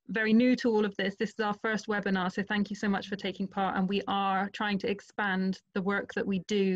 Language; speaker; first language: English; non-native, fluent; Portuguese